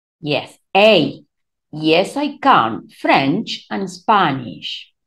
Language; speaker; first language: English; non-native, learner; Spanish